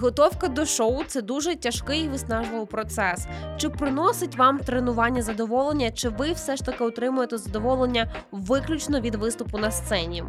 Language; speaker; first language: Ukrainian; native; Ukrainian